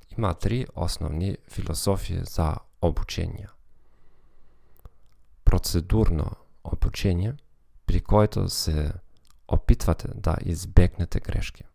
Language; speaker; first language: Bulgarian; non-native, learner; German